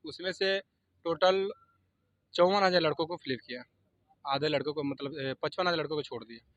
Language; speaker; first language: Hindi; non-native, local second language; Assamese